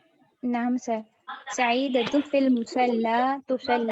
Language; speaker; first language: Arabic; non-native, learner; Urdu